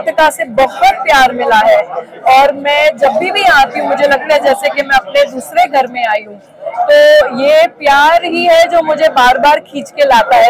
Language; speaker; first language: Hindi; native; Hindi